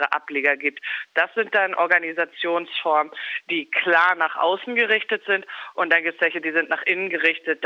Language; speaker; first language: German; native; German